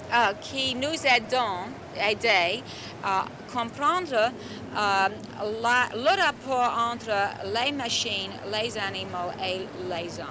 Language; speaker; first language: French; non-native, learner; English